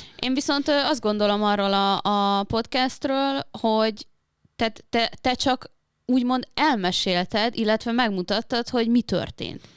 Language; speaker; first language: Hungarian; native; Hungarian